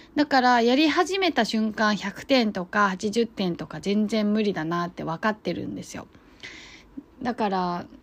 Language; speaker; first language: Japanese; non-native, fluent; Chinese